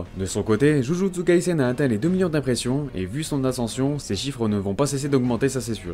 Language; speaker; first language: French; native; French